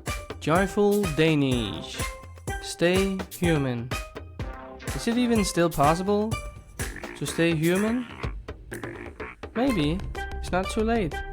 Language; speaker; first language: English; non-native, fluent; Danish